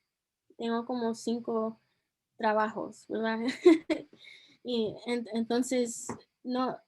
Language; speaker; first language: Spanish; early bilingual, heritage; Spanish